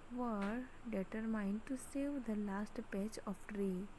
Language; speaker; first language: English; non-native, local second language; Gujarati